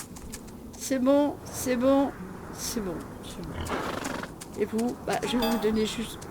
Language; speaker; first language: French; native; French